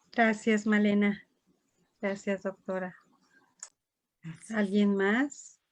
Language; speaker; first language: Spanish; native; Spanish